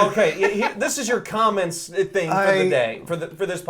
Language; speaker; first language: English; native; English